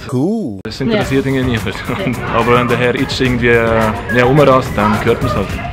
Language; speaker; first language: German; early bilingual, other home language; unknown